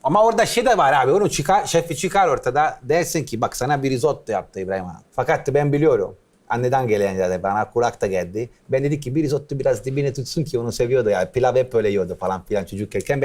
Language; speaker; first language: Turkish; non-native, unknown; Italian